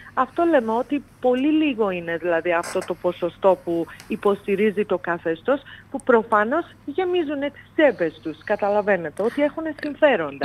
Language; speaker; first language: Greek; non-native, fluent; Persian